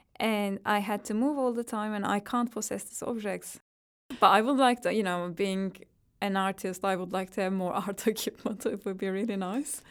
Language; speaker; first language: English; non-native, fluent; Turkish